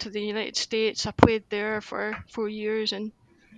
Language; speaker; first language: English; native; English